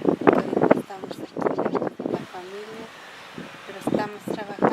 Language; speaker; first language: Spanish; native; Spanish